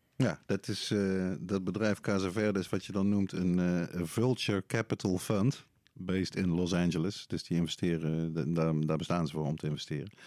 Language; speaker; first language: Dutch; native; Dutch